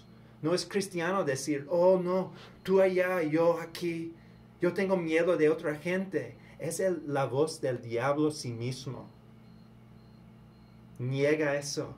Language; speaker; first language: Spanish; non-native, learner; English